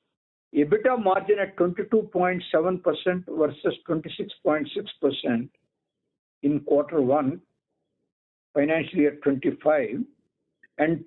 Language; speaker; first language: English; non-native, local second language; Telugu